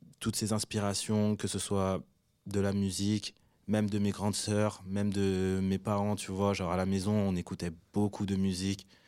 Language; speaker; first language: French; early bilingual, other home language; Arabic